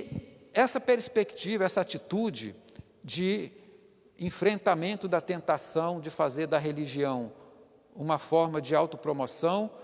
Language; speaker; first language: Portuguese; native; Portuguese